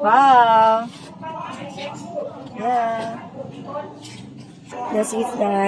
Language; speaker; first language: English; non-native, local second language; Filipino